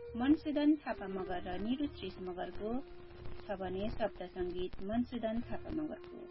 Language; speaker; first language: Nepali; non-native, local second language; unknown